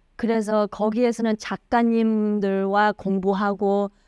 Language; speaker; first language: Korean; early bilingual, heritage; Korean